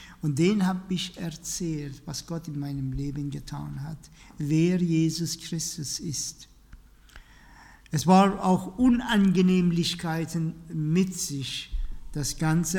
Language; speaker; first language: German; non-native, fluent; Persian